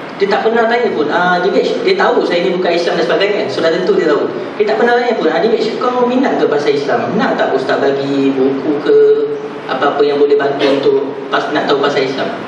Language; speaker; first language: Malay; non-native, local second language; Tamil